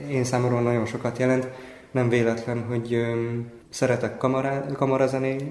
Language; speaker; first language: Hungarian; early bilingual, other home language; Japanese